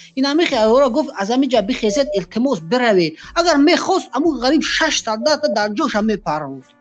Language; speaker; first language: Tajik; non-native, local second language; Shughni